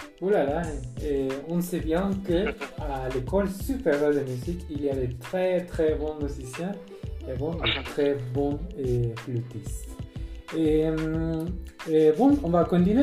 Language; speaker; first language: French; non-native, learner; Spanish